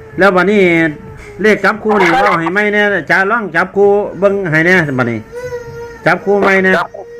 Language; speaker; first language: Thai; non-native, local second language; Lao